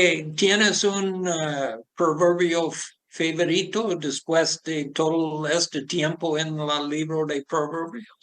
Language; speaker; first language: Spanish; non-native, learner; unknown